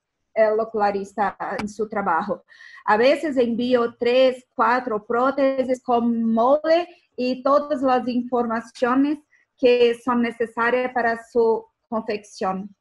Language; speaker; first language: Spanish; non-native, fluent; Portuguese